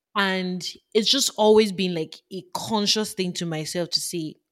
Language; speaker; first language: English; non-native, local second language; Yoruba